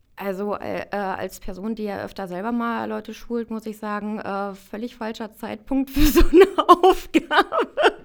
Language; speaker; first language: German; native; German